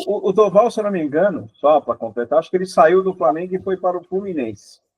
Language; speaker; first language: Portuguese; native; Portuguese